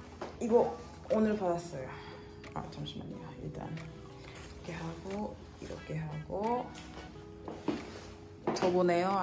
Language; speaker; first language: Korean; non-native, fluent; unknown